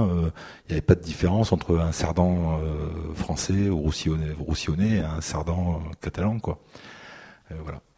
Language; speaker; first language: French; native; French